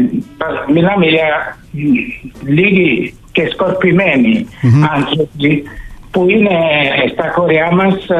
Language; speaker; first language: Greek; early bilingual, heritage; Greek